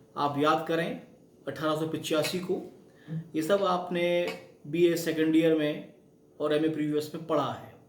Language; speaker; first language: Hindi; native; Hindi